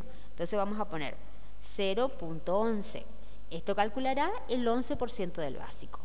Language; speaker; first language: Spanish; native; Spanish